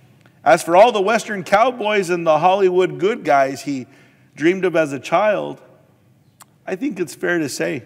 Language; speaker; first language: English; native; English